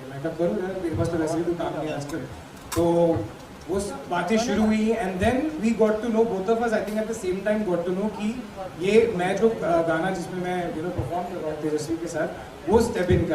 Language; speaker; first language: Hindi; native; Hindi